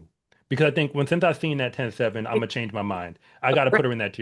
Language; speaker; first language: English; native; English